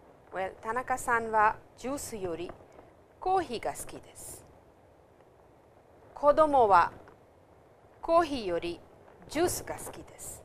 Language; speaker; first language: Japanese; non-native, fluent; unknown